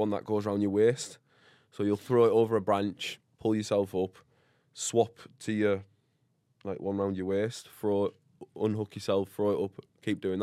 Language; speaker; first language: English; native; English